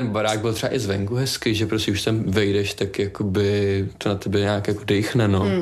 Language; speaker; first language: Czech; native; Czech